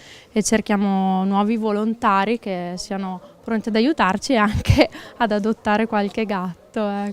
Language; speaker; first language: Italian; native; Italian